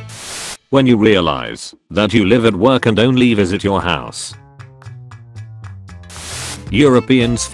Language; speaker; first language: English; native; English